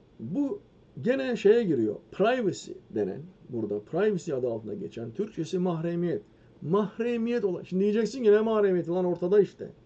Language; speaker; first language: Turkish; native; Turkish